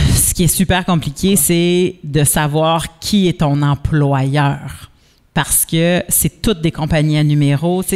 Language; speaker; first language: French; native; French